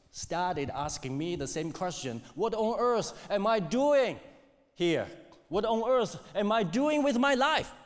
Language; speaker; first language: English; non-native, fluent; Chinese